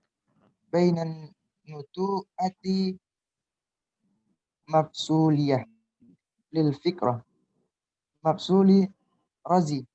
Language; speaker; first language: Arabic; non-native, learner; Indonesian